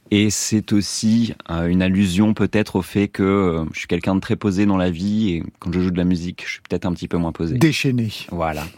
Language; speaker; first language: French; native; French